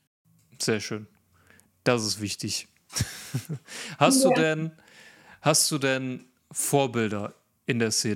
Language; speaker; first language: German; native; German